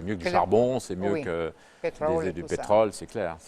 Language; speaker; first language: French; native; French